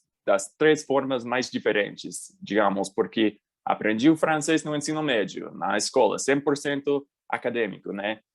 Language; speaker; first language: Portuguese; non-native, fluent; English